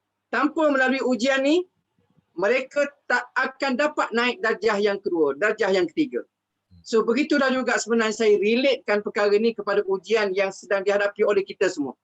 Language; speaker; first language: Malay; native; Malay